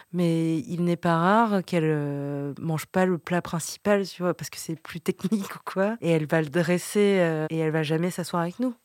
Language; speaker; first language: French; early bilingual, other home language; Vietnamese